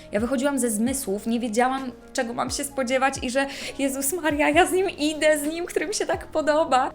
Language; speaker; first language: Polish; native; Polish